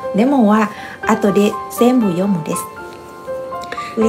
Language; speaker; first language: Japanese; non-native, learner; Thai